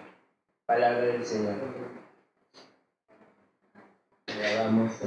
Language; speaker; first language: Spanish; native; Spanish